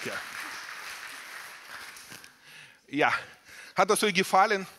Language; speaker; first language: German; non-native, fluent; Russian